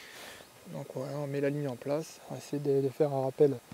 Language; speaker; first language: French; native; French